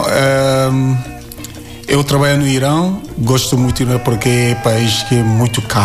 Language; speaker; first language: Portuguese; non-native, learner; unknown